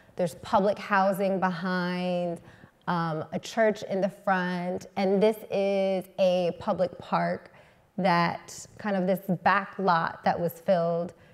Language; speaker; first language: English; native; English